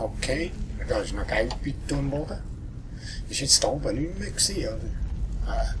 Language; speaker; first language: German; native; German